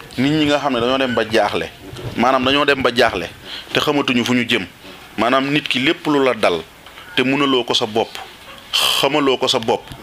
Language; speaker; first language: Wolof; non-native, local second language; Serer